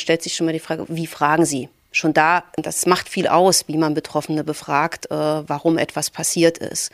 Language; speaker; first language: German; native; German